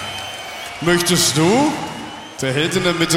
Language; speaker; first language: German; native; German